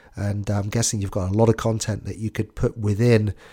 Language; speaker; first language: English; native; English